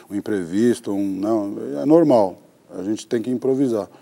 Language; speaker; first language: Portuguese; native; Portuguese